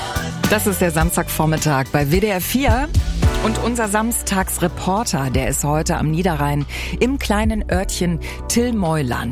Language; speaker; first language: German; native; German